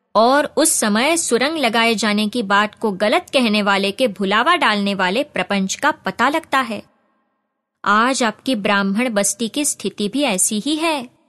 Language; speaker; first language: Hindi; non-native, local second language; Marathi